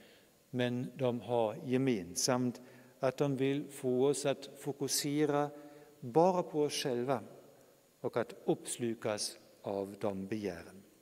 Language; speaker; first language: Swedish; non-native, fluent; German